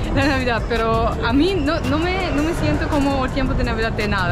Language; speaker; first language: Spanish; non-native, learner; German